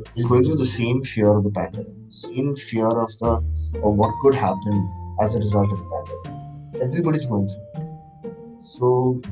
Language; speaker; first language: English; non-native, local second language; Malayalam